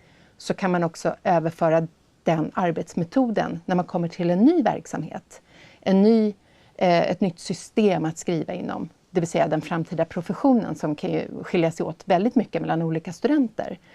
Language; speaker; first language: Swedish; native; Swedish